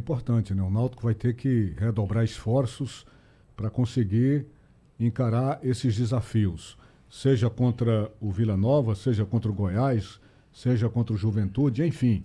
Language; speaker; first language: Portuguese; native; Portuguese